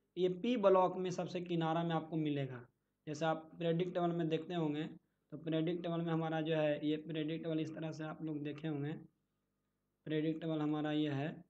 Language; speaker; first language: Hindi; native; Hindi